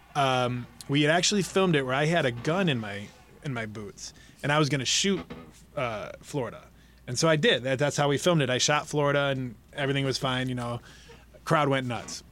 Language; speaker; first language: English; native; English